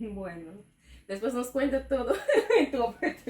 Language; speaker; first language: Spanish; non-native, fluent; English